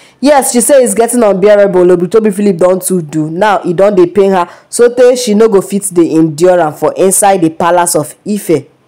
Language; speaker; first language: Nigerian Pidgin; non-native, local second language; Yoruba